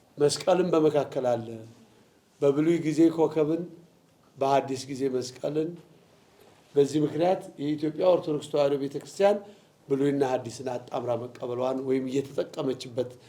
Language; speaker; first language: Amharic; native; Amharic